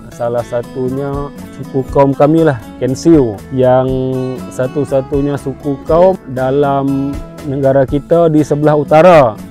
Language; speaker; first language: Malay; non-native, local second language; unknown